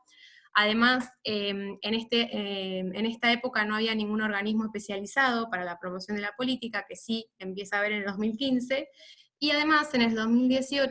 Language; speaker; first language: Spanish; native; Spanish